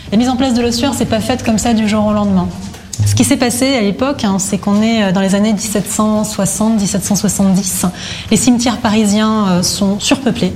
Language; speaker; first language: French; native; French